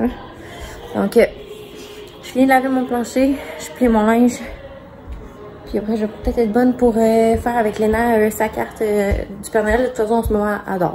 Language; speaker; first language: French; native; French